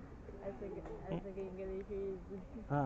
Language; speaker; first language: English; non-native, learner; Chinese